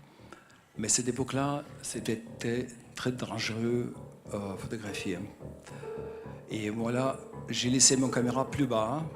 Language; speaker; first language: French; non-native, fluent; Russian